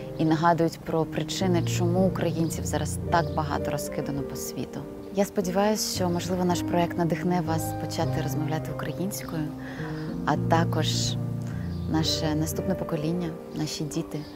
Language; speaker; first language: Ukrainian; non-native, local second language; Russian